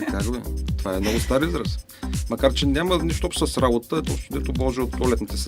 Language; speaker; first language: Bulgarian; native; Bulgarian